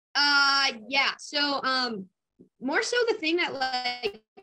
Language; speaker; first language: English; native; English